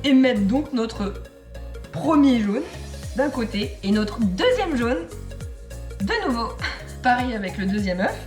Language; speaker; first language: French; native; French